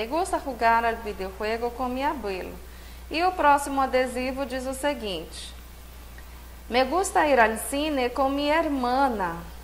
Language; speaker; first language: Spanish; non-native, fluent; Portuguese